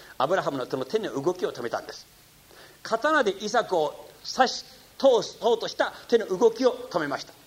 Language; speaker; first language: Japanese; non-native, fluent; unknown